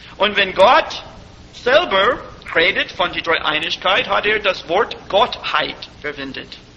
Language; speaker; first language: German; non-native, fluent; English